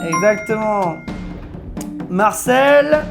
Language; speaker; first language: French; native; French